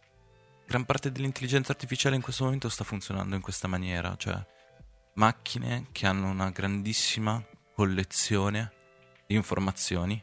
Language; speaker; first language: Italian; native; Italian